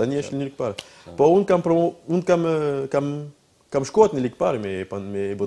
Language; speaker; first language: Albanian; non-native, learner; French